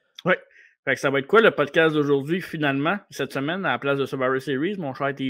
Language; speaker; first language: French; native; French